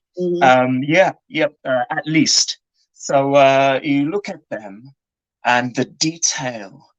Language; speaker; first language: English; native; English